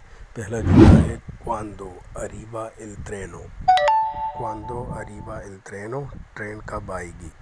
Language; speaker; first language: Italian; non-native, learner; Urdu